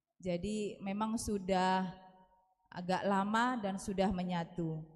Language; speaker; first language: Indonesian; non-native, local second language; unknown